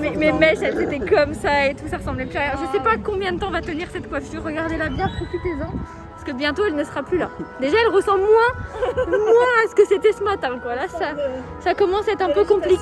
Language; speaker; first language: French; native; French